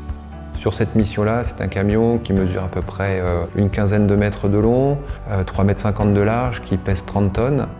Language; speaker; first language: French; native; French